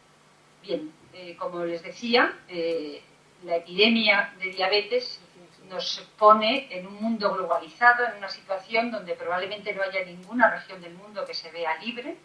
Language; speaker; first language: Spanish; native; Spanish